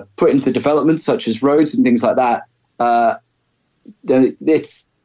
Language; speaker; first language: English; native; English